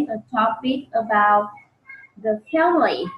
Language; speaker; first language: English; non-native, learner; Vietnamese